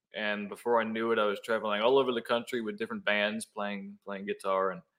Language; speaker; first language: English; native; English